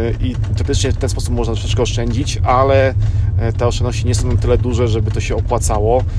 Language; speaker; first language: Polish; native; Polish